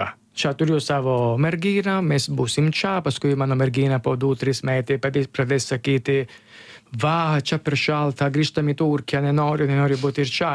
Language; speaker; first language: Lithuanian; non-native, learner; Italian